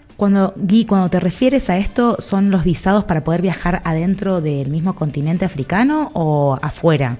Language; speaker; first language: Spanish; native; Spanish